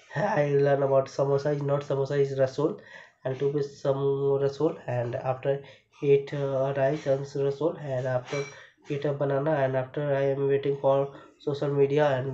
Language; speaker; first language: English; non-native, learner; Bangla